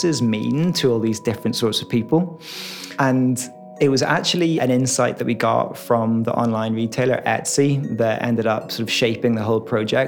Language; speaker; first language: English; native; English